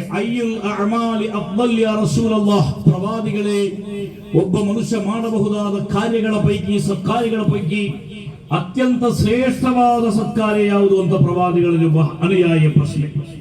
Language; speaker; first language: Kannada; non-native, local second language; Badaga